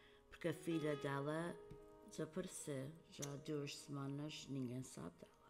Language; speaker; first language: Portuguese; early bilingual, heritage; Portuguese